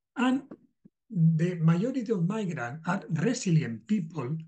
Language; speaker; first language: English; non-native, learner; Spanish